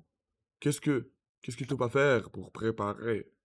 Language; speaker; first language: French; non-native, learner; Russian